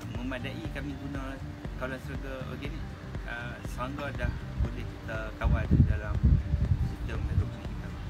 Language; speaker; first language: Malay; native; Malay